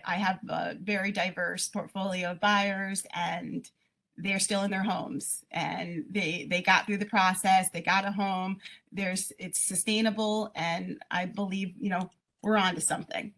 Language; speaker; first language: English; native; English